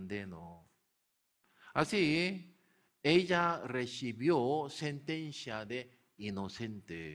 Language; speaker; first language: Spanish; non-native, learner; Korean